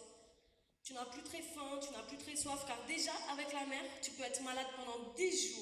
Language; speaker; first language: French; non-native, local second language; Wolof